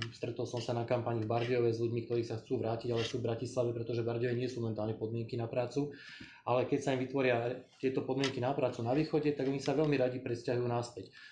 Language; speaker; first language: Slovak; native; Slovak